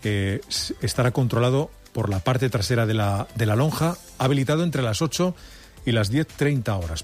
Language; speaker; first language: Spanish; native; Spanish